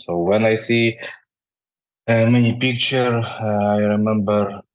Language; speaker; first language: English; non-native, learner; Ukrainian